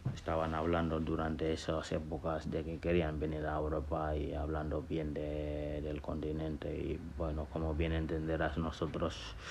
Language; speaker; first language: Spanish; non-native, fluent; Wolof